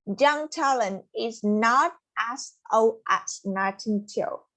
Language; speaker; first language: English; non-native, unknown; Vietnamese